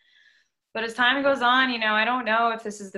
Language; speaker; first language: English; native; English